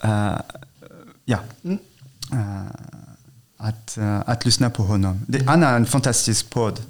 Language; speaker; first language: Swedish; non-native, fluent; French